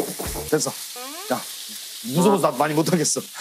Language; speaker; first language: Korean; native; Korean